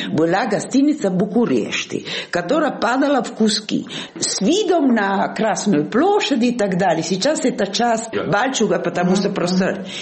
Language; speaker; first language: Russian; non-native, fluent; Italian